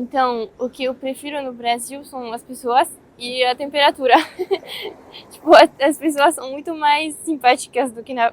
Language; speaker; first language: Portuguese; non-native, fluent; French